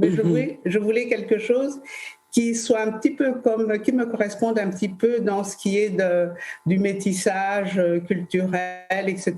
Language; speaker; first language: French; early bilingual, other home language; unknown